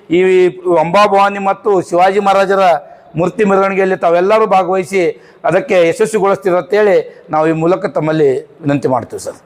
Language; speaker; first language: Kannada; non-native, local second language; Lambadi